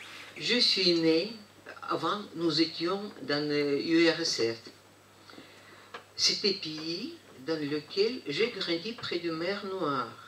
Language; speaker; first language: French; non-native, fluent; Russian